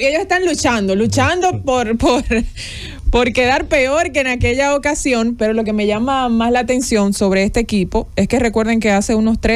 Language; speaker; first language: Spanish; native; Spanish